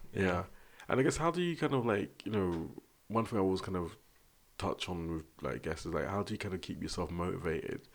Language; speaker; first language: English; native; English